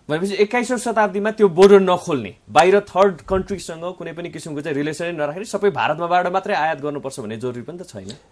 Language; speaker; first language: Nepali; native; Nepali